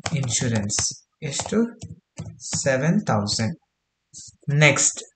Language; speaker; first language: English; non-native, local second language; Kannada